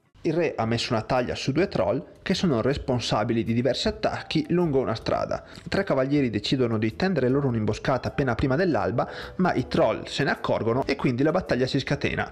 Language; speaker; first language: Italian; native; Italian